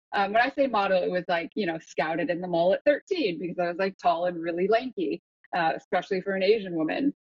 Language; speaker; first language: English; native; English